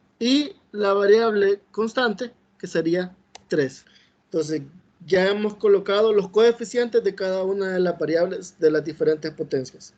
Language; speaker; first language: Spanish; native; Spanish